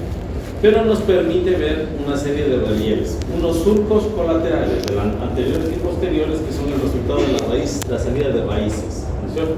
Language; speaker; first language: Spanish; native; Spanish